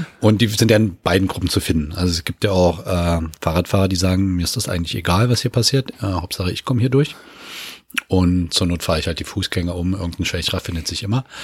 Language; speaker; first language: German; native; German